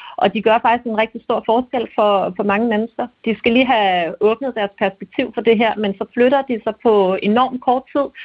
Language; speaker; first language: Danish; native; Danish